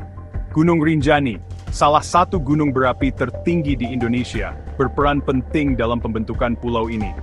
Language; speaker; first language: Indonesian; native; Indonesian